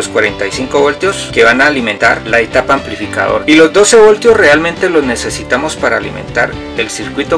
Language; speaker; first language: Spanish; native; Spanish